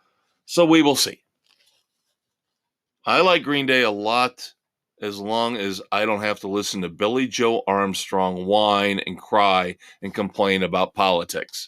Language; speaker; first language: English; native; English